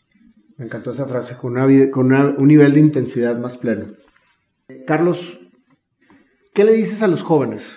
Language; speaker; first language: Spanish; native; Spanish